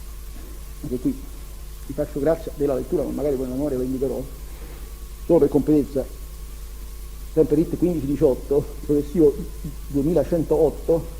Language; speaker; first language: Italian; native; Italian